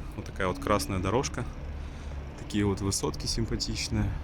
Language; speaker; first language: Ukrainian; non-native, local second language; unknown